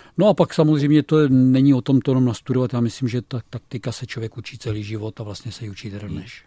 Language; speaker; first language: Czech; native; Czech